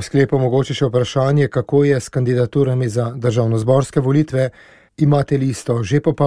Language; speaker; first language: Slovenian; native; Slovenian